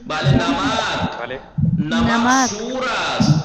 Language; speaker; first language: Persian; non-native, fluent; Urdu